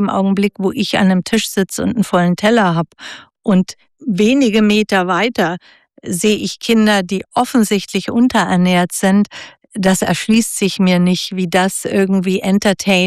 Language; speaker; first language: German; native; German